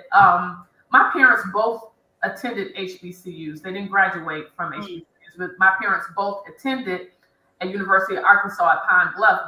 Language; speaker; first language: English; native; English